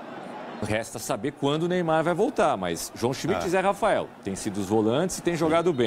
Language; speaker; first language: Portuguese; native; Portuguese